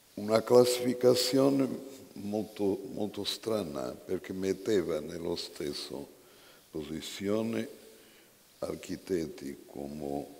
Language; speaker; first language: Italian; non-native, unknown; Portuguese